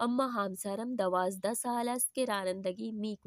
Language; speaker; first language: Persian; non-native, fluent; Urdu